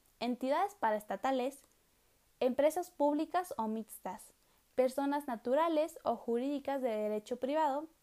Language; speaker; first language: Spanish; native; Spanish